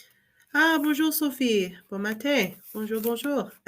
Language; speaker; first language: French; non-native, learner; English